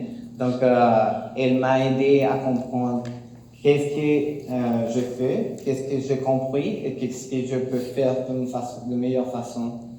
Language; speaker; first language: French; non-native, learner; Spanish